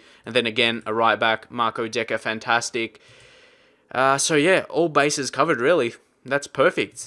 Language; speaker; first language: English; native; English